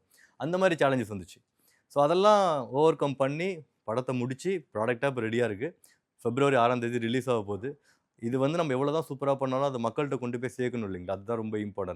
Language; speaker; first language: Tamil; native; Tamil